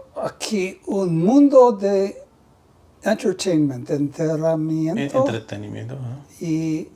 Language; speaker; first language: Spanish; non-native, learner; English